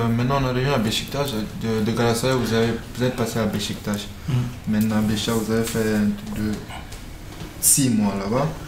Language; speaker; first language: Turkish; non-native, fluent; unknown